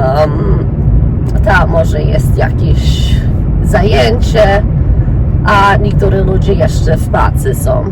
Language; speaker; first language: Polish; early bilingual, heritage; English